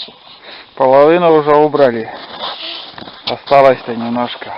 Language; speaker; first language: Russian; native; Russian